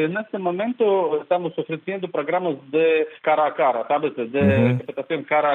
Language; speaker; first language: Spanish; non-native, fluent; Russian